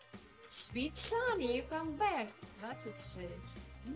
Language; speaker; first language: English; non-native, learner; Russian